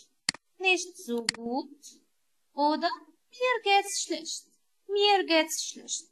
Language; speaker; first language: German; non-native, learner; Arabic